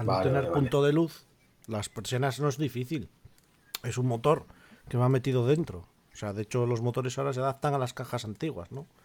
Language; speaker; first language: Spanish; native; Spanish